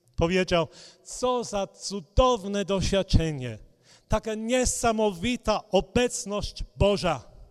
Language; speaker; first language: Polish; non-native, fluent; English